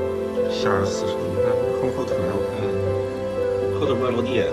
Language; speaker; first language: Chinese; native; Chinese